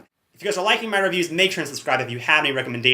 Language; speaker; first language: English; native; English